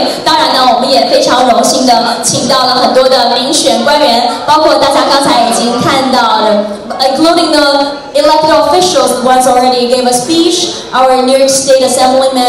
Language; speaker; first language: Chinese; native; Chinese